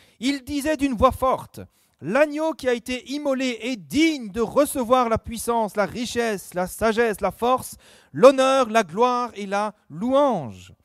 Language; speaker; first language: French; native; French